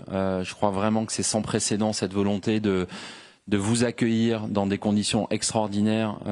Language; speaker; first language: French; native; French